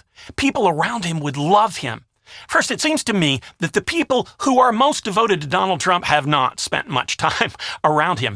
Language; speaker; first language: English; native; English